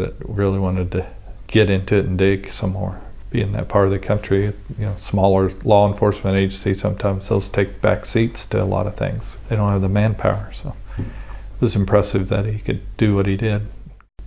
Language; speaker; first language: English; native; English